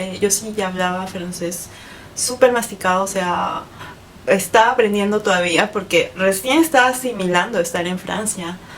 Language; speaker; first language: Spanish; native; Spanish